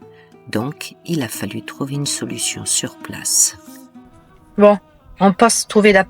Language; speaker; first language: French; native; French